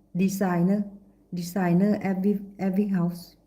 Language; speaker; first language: English; non-native, learner; Thai